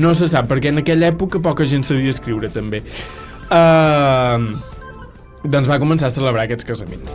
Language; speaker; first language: Catalan; native; Catalan